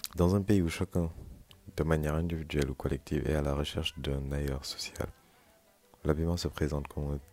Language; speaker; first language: French; non-native, local second language; Wolof